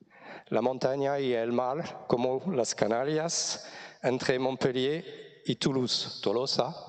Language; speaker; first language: Spanish; non-native, fluent; French